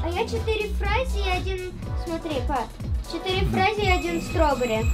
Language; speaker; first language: Russian; early bilingual, heritage; Russian